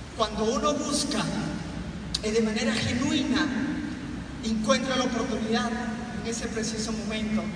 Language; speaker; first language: Spanish; non-native, local second language; Quechua